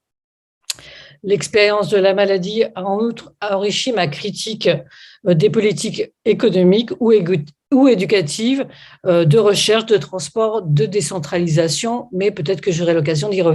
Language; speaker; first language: French; native; French